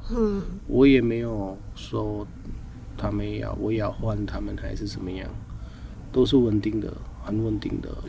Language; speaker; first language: Chinese; non-native, fluent; Hindi